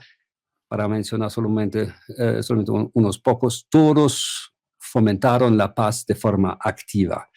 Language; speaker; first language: Spanish; non-native, fluent; German